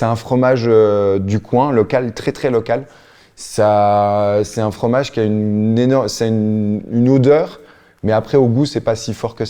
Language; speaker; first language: French; native; French